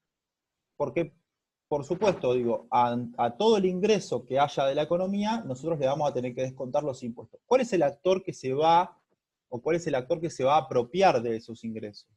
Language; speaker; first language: Spanish; native; Spanish